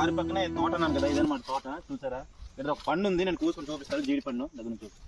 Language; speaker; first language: Telugu; non-native, local second language; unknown